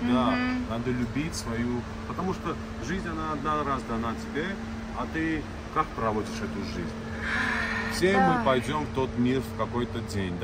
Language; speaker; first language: Russian; non-native, fluent; Armenian